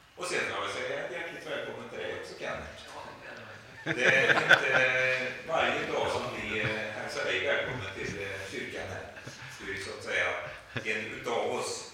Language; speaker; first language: Swedish; native; Swedish